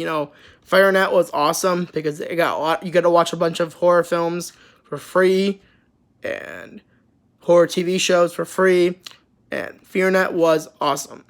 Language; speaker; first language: English; native; English